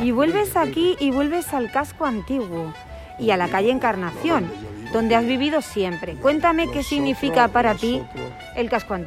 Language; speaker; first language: Spanish; native; Spanish